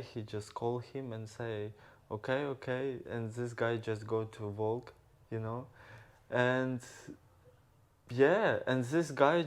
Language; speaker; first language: English; non-native, learner; Ukrainian